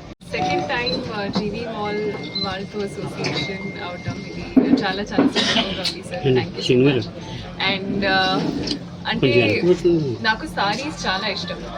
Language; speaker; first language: Telugu; non-native, learner; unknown